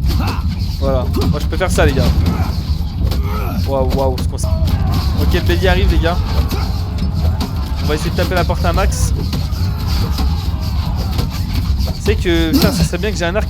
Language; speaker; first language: French; native; French